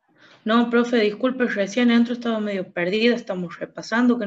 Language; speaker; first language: Spanish; native; Spanish